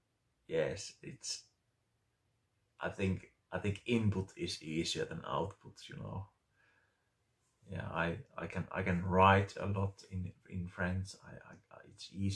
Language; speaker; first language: English; non-native, fluent; Finnish